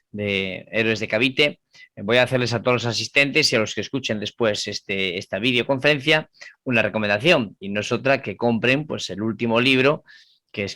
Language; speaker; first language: Spanish; native; Spanish